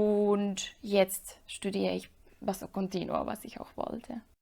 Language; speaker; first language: German; non-native, fluent; Slovak